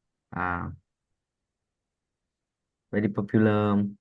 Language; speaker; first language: English; non-native, learner; Vietnamese